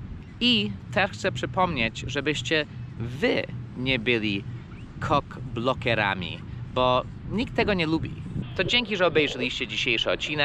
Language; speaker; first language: Polish; non-native, fluent; English